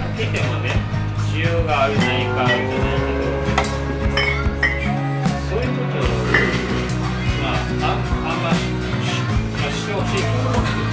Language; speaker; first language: Japanese; native; Japanese